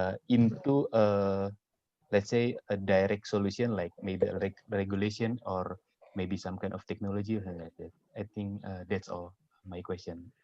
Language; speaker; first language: English; non-native, fluent; Indonesian